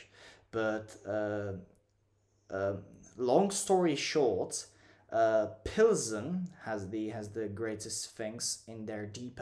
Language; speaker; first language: English; non-native, fluent; Czech